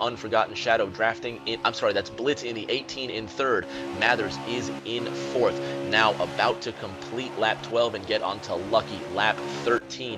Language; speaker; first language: English; native; English